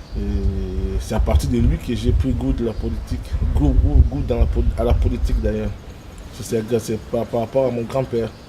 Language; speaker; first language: French; non-native, local second language; Lingala